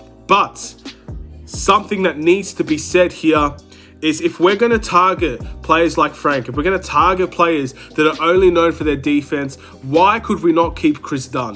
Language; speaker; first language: English; native; English